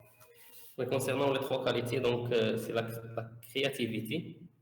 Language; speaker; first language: French; non-native, learner; Arabic